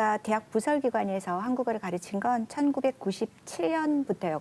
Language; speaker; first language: Korean; native; Korean